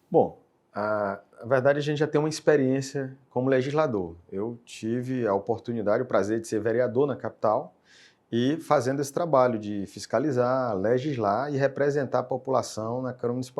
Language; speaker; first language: Portuguese; native; Portuguese